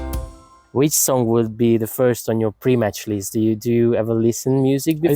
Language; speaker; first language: English; non-native, fluent; Hungarian